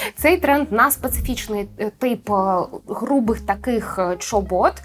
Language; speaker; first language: Ukrainian; native; Ukrainian